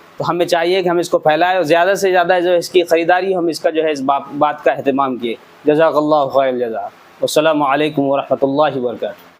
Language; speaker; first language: Urdu; native; Urdu